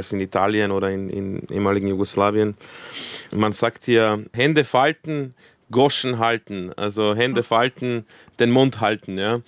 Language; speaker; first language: German; early bilingual, other home language; Croatian